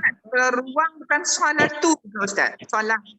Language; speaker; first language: Indonesian; non-native, local second language; Malay